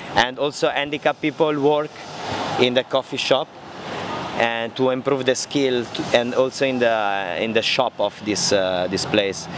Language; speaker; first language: English; non-native, learner; Italian